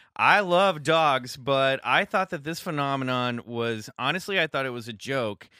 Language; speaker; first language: English; native; English